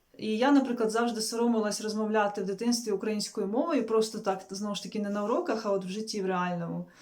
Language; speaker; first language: Ukrainian; non-native, local second language; Russian